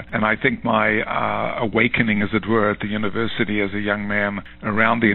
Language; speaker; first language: English; native; English